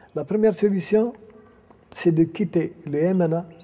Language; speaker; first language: French; non-native, local second language; Arabic